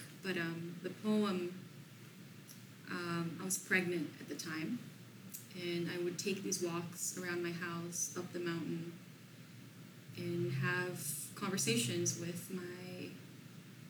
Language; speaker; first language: English; non-native, fluent; Portuguese